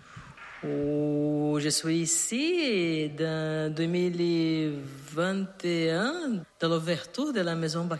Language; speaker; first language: French; non-native, learner; Portuguese